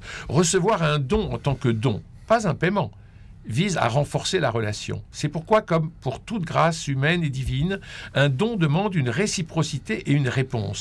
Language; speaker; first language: French; native; French